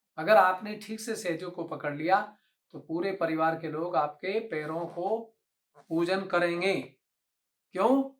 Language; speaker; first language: Hindi; native; Hindi